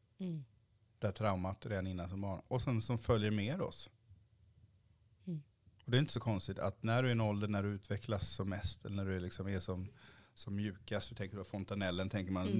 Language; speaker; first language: Swedish; early bilingual, other home language; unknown